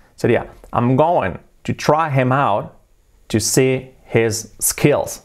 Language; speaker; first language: English; non-native, fluent; Spanish